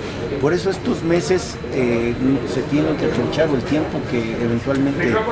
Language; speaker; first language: Spanish; native; Spanish